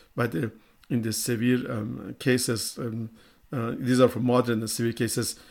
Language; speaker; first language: English; non-native, fluent; Persian